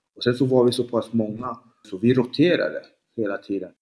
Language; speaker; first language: Swedish; early bilingual, other home language; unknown